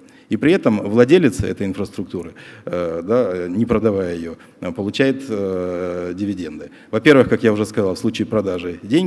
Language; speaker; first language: Russian; native; Russian